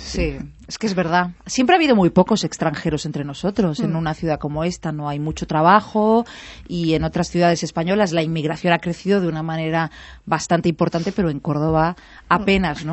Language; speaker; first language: Spanish; native; Spanish